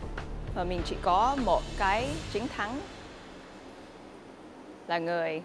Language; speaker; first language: Vietnamese; early bilingual, heritage; English